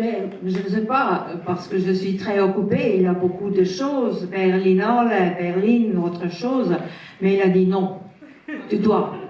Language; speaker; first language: French; non-native, learner; Estonian